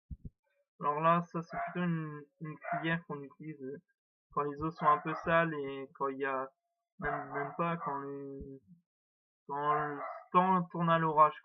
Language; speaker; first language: French; native; French